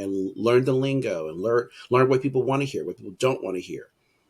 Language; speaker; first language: English; native; English